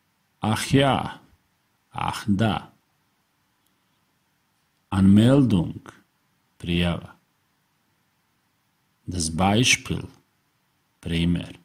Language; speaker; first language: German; non-native, fluent; Serbian